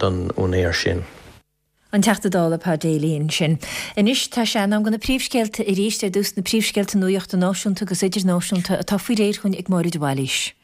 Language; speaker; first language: Irish; native; Irish